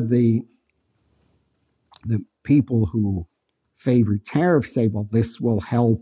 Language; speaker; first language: English; native; English